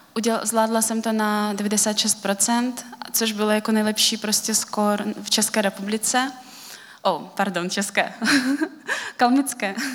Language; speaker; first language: Czech; non-native, fluent; Russian